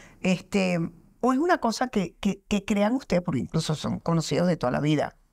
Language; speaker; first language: Spanish; native; Spanish